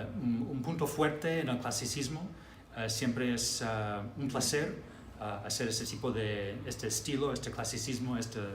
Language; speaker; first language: Spanish; non-native, fluent; English